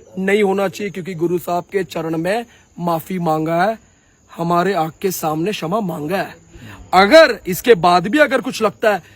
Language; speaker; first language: Hindi; non-native, local second language; Punjabi